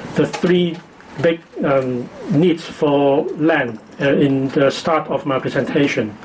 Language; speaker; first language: English; non-native, local second language; Cantonese